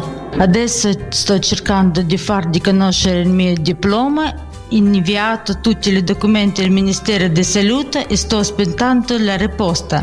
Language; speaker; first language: Italian; non-native, fluent; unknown